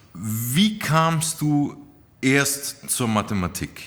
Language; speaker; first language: German; native; German